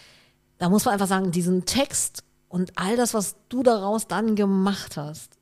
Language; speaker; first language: German; native; German